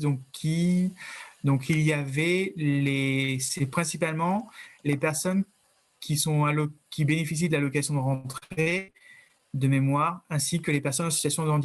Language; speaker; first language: French; native; French